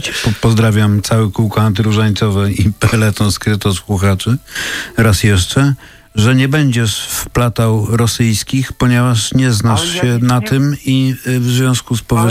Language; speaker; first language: Polish; native; Polish